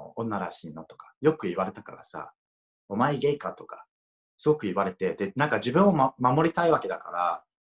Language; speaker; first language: Japanese; non-native, fluent; English